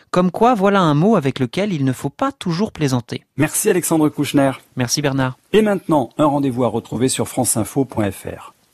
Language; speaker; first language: French; native; French